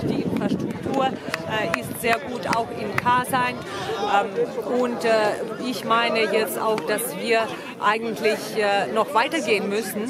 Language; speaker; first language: German; non-native, fluent; Russian